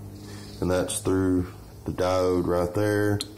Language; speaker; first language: English; native; English